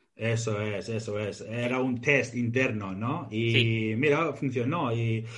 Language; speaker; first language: Spanish; non-native, fluent; English